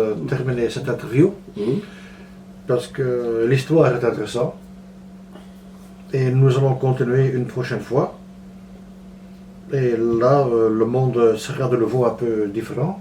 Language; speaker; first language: French; non-native, local second language; Dutch